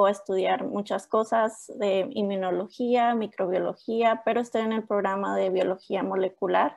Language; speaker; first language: Spanish; non-native, local second language; English